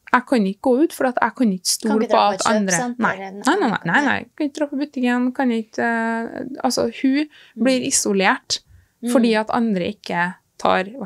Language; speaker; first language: Norwegian; native; Norwegian